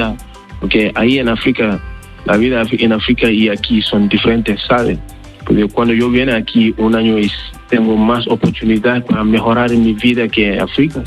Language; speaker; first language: Spanish; non-native, learner; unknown